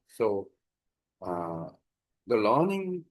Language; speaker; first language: English; non-native, learner; Korean